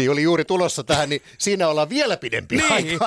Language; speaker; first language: Finnish; native; Finnish